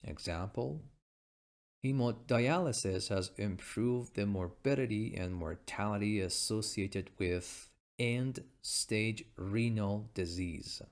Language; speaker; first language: English; non-native, fluent; Persian